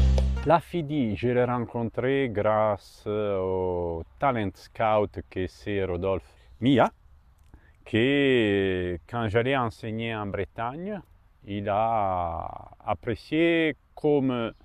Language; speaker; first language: French; non-native, fluent; Italian